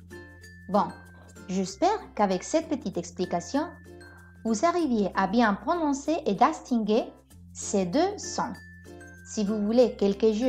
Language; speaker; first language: French; non-native, fluent; Spanish